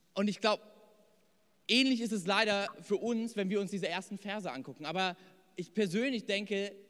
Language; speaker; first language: German; native; German